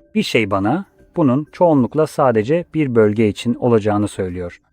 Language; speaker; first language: Turkish; non-native, fluent; Polish